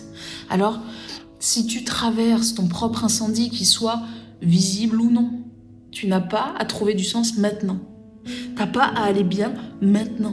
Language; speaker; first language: French; native; French